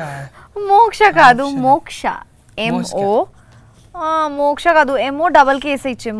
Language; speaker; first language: Telugu; non-native, learner; Bangla